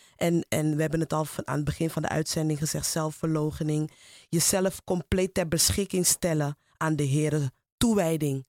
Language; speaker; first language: Dutch; native; Dutch